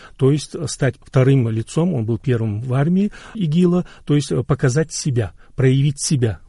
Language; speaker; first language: Russian; non-native, local second language; Chechen